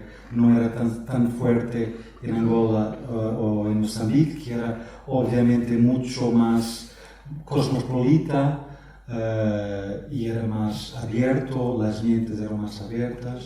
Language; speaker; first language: Spanish; non-native, fluent; Portuguese